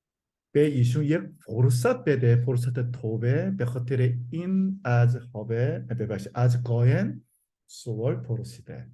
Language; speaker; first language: Persian; non-native, learner; Korean